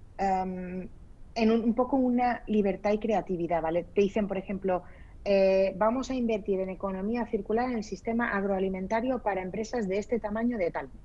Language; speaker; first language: Spanish; early bilingual, other home language; Arabic